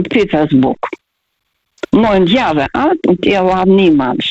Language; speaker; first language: German; non-native, fluent; Russian